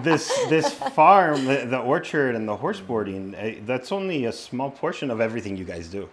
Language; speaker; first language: English; early bilingual, other home language; Spanish